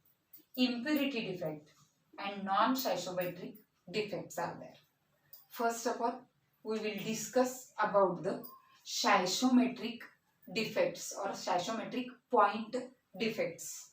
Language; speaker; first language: English; non-native, local second language; Marathi